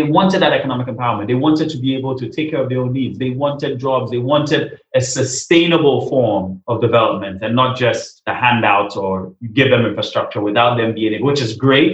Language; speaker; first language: English; non-native, local second language; Akan